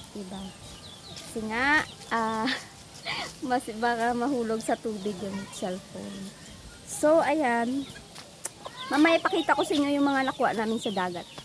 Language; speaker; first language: Filipino; non-native, local second language; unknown